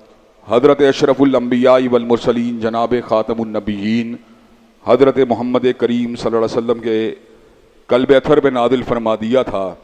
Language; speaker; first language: Urdu; native; Urdu